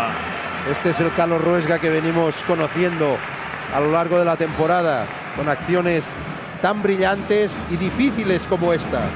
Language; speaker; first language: Spanish; native; Spanish